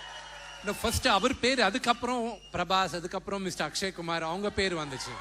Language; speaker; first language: Tamil; non-native, local second language; Telugu